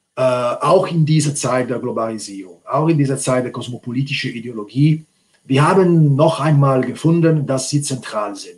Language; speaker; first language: German; non-native, fluent; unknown